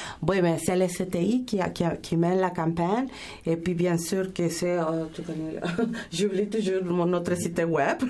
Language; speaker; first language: French; non-native, fluent; Spanish